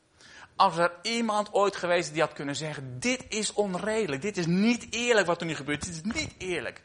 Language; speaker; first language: Dutch; native; Dutch